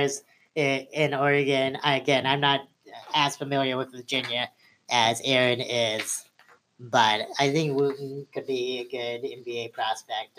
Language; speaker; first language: English; native; English